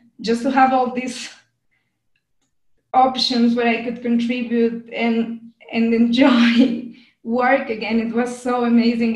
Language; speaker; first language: English; non-native, fluent; Spanish